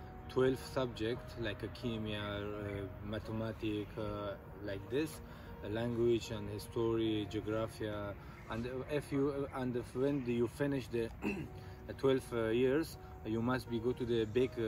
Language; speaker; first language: English; non-native, learner; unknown